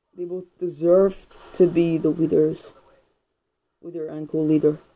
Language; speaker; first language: English; native; English